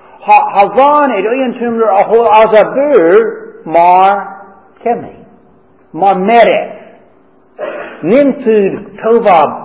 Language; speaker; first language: Hungarian; non-native, fluent; English